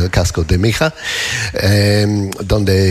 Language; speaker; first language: Spanish; non-native, learner; English